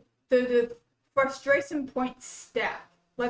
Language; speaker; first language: English; native; English